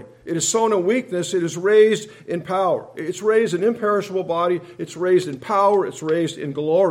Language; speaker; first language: English; native; English